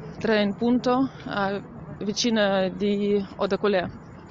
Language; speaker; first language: Italian; non-native, learner; Russian